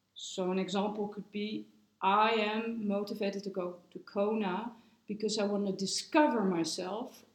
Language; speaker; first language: English; non-native, fluent; Dutch